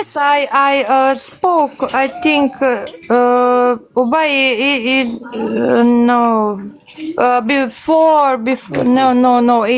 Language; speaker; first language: English; non-native, learner; Bosnian